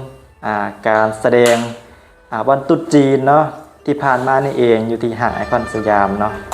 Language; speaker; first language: Thai; non-native, local second language; Northeastern Thai